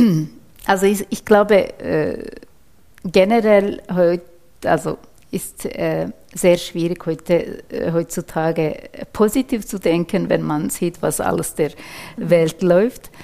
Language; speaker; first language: German; non-native, fluent; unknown